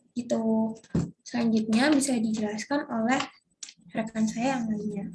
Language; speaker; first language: Indonesian; native; Indonesian